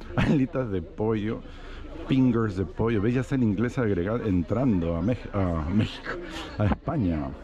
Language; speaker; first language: Spanish; native; Spanish